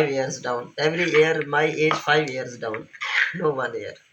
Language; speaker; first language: English; non-native, learner; Urdu